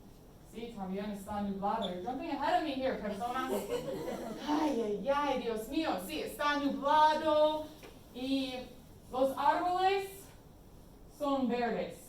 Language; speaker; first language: Spanish; non-native, fluent; English